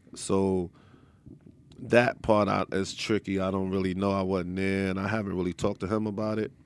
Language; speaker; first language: English; native; English